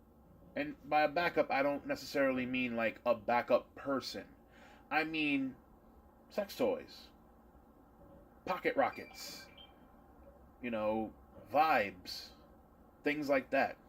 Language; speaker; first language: English; native; English